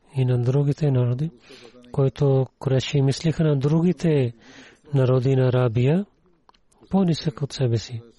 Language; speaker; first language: Bulgarian; non-native, learner; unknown